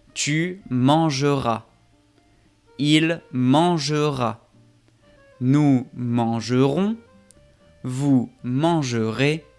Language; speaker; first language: French; non-native, fluent; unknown